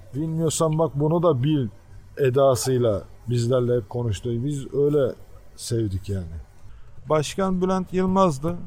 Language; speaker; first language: Turkish; early bilingual, heritage; Turkish